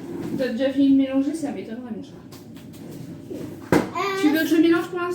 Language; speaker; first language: French; native; French